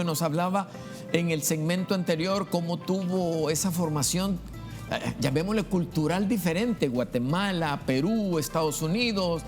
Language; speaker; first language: Spanish; native; Spanish